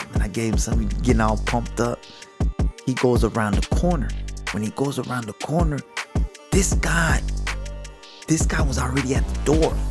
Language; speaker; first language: English; early bilingual, other home language; Spanish